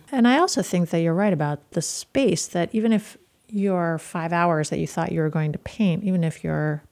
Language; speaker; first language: English; native; English